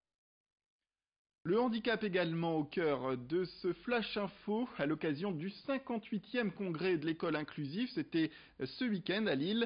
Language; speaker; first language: French; native; French